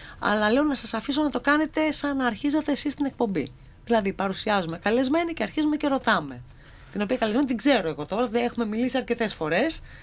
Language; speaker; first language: Greek; native; Greek